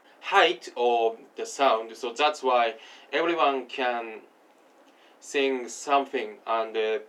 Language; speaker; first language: English; non-native, learner; Japanese